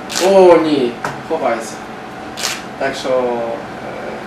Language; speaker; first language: Ukrainian; non-native, learner; Polish